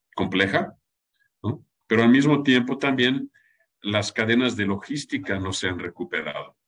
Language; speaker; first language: Spanish; non-native, fluent; German